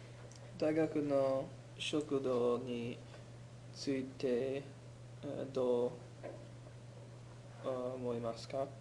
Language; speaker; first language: Japanese; non-native, learner; English